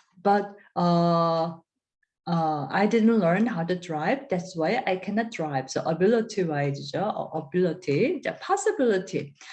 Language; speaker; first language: English; non-native, fluent; Korean